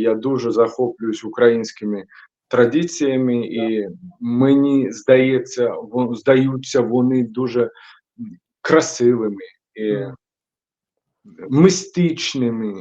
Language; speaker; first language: Ukrainian; non-native, local second language; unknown